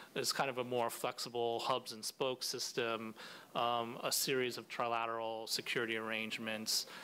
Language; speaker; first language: English; native; English